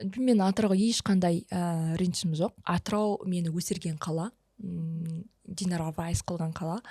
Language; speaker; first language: Kazakh; early bilingual, heritage; Kazakh